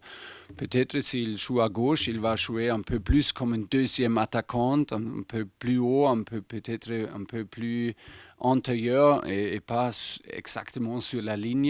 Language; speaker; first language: French; non-native, fluent; German